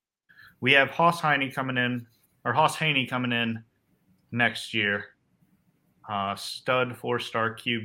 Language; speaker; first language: English; native; English